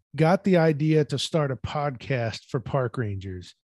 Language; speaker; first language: English; native; English